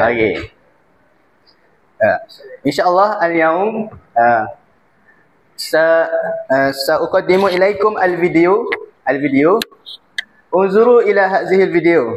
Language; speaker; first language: Arabic; non-native, learner; Malay